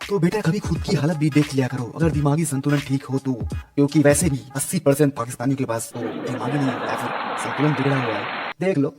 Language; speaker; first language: Hindi; native; Hindi